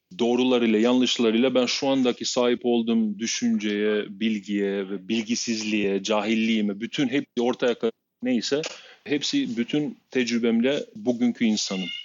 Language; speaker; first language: Turkish; non-native, fluent; Albanian